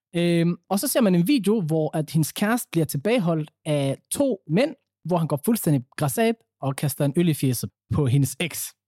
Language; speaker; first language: Danish; early bilingual, other home language; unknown